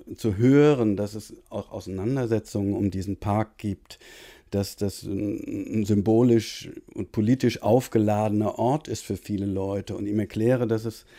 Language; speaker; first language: German; native; German